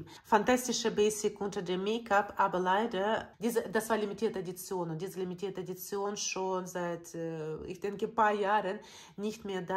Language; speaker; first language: German; non-native, learner; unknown